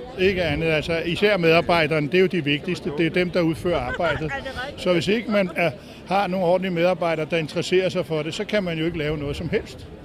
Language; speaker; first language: Danish; native; Danish